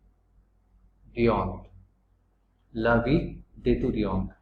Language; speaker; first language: French; non-native, fluent; Hindi